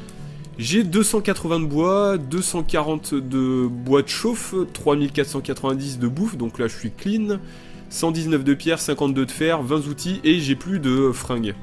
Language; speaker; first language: French; native; French